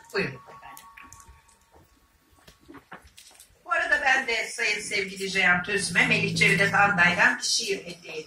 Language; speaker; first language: Turkish; native; Turkish